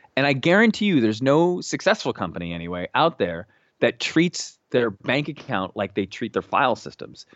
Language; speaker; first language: English; native; English